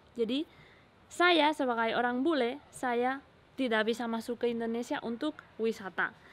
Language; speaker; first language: Indonesian; non-native, learner; Spanish